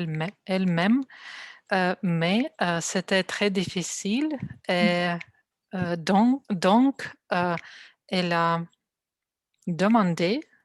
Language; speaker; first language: French; non-native, learner; Russian